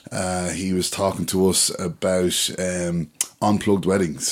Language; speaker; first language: English; native; English